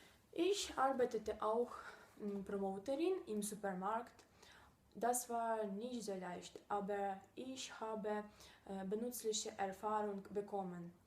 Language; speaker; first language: German; non-native, learner; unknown